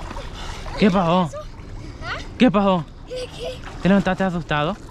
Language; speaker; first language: Spanish; native; Spanish